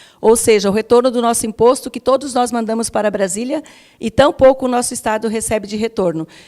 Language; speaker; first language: Portuguese; native; Portuguese